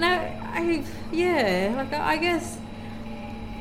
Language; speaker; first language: English; non-native, fluent; Indonesian